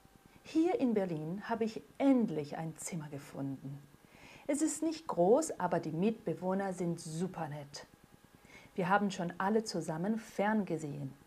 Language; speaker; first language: German; non-native, fluent; Portuguese